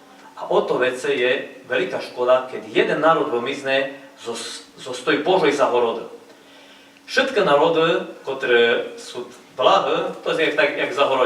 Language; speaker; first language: Slovak; non-native, local second language; Rusyn